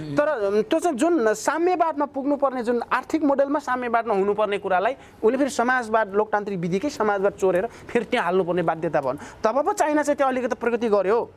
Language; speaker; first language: Nepali; non-native, local second language; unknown